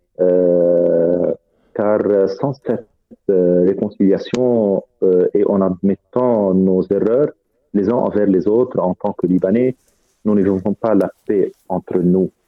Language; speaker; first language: French; non-native, fluent; Arabic